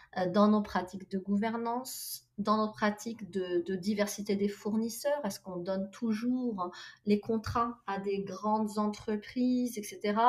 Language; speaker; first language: French; non-native, local second language; Arabic